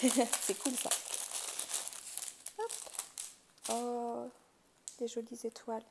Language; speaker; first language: French; native; French